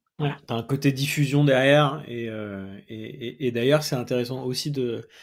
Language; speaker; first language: French; native; French